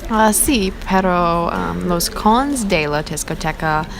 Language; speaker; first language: Spanish; non-native, learner; English